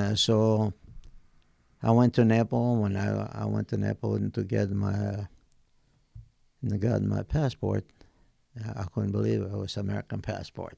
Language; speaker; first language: English; non-native, fluent; Italian